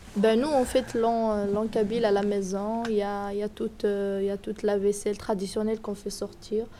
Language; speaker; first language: French; non-native, local second language; Kabyle